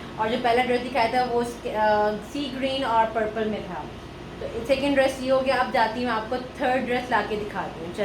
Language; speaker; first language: Urdu; native; Urdu